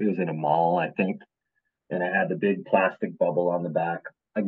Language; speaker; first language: English; native; English